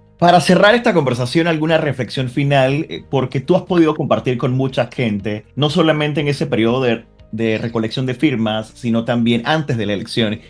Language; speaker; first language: Spanish; native; Spanish